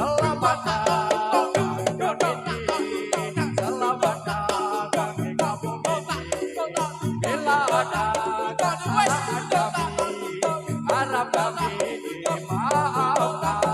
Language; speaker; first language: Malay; non-native, local second language; Javanese